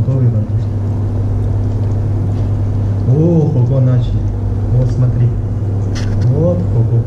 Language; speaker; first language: Russian; non-native, learner; Chinese